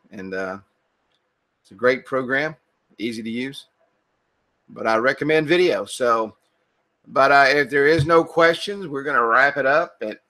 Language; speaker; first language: English; native; English